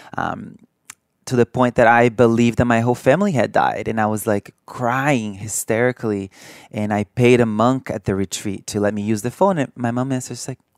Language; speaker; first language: English; early bilingual, other home language; Portuguese